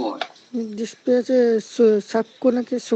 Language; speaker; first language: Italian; non-native, learner; Bangla